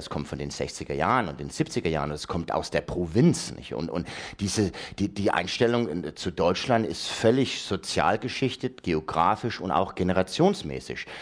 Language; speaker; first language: German; early bilingual, heritage; Danish